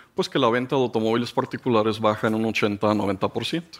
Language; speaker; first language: Spanish; native; Spanish